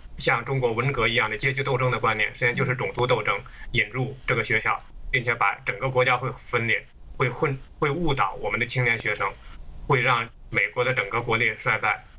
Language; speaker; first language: Chinese; native; Chinese